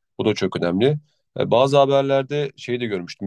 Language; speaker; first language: Turkish; native; Turkish